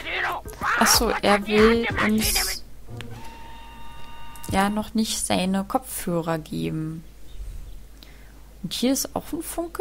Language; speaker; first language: German; native; German